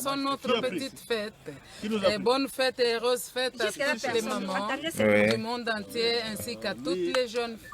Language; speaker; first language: French; non-native, local second language; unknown